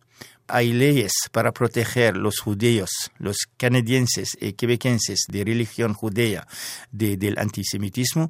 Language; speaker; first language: Spanish; non-native, fluent; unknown